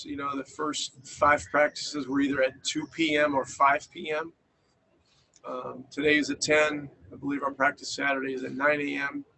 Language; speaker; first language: English; native; English